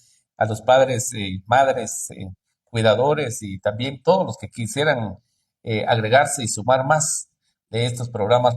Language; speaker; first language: Spanish; native; Spanish